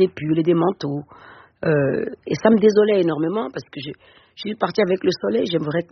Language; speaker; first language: French; non-native, local second language; Fon